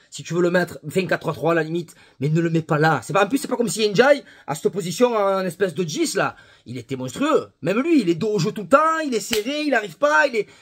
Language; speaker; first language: French; native; French